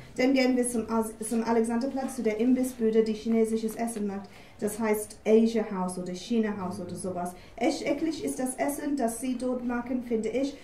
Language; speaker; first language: German; non-native, fluent; English